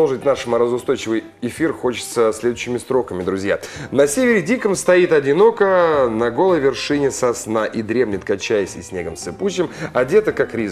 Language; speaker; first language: Russian; native; Russian